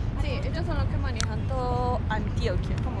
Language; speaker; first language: Spanish; native; Spanish